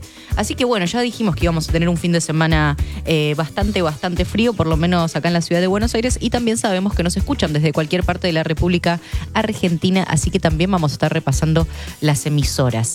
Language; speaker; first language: Spanish; native; Spanish